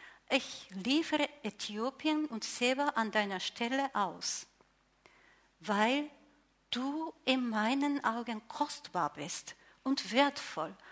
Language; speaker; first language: German; non-native, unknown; Japanese